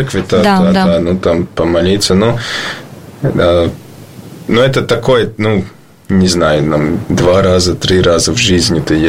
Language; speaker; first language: Russian; non-native, learner; Latvian